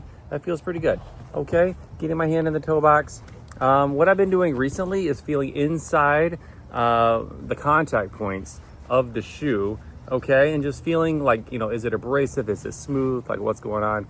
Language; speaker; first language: English; native; English